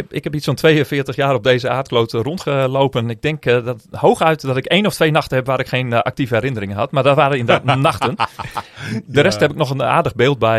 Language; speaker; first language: Dutch; native; Dutch